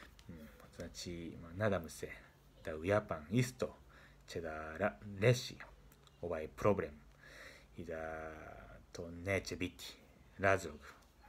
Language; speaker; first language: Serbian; non-native, learner; Japanese